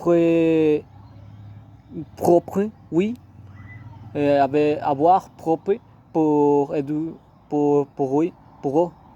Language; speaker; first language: French; non-native, learner; Spanish